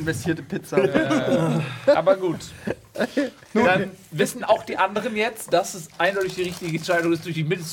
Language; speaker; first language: German; native; German